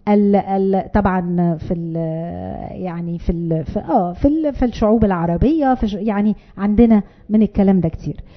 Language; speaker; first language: Arabic; native; Arabic